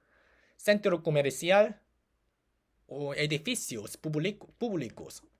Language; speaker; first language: Spanish; non-native, learner; Korean